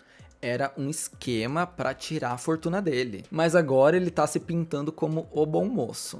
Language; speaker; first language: Portuguese; native; Portuguese